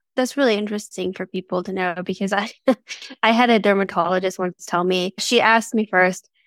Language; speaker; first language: English; native; English